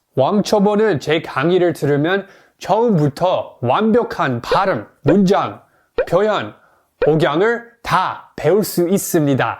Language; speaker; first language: Korean; non-native, fluent; English